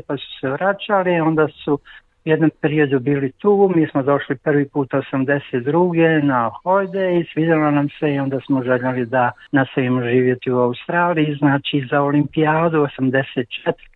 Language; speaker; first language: Croatian; native; Croatian